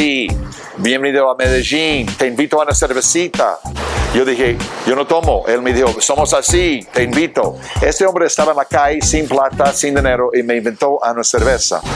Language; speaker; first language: Spanish; non-native, fluent; English